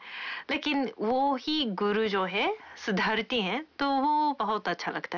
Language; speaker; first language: Hindi; non-native, fluent; Japanese